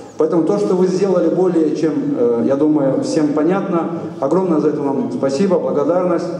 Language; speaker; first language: Russian; non-native, local second language; Kumyk